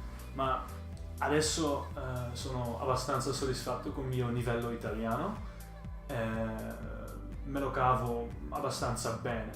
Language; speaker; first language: Italian; early bilingual, heritage; Dutch